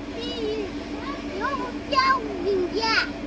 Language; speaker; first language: Spanish; early bilingual, heritage; Spanish